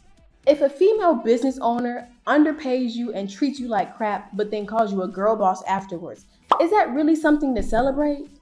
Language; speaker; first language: English; native; English